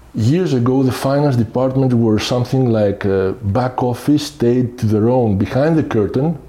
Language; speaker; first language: English; non-native, fluent; Greek